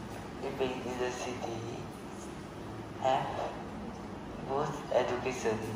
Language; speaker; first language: English; non-native, learner; Vietnamese